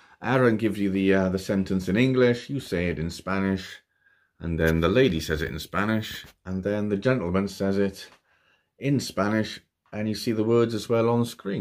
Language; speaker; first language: English; native; English